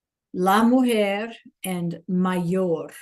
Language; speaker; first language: Spanish; non-native, learner; English